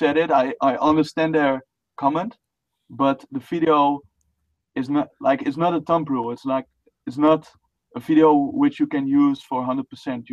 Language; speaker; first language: English; non-native, fluent; Dutch